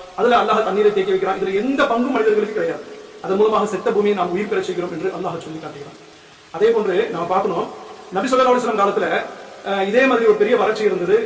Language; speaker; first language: Tamil; native; Tamil